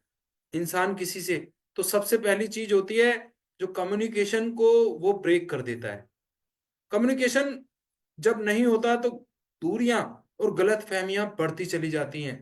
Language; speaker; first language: Hindi; native; Hindi